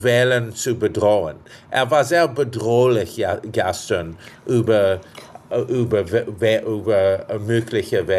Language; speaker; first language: German; non-native, fluent; English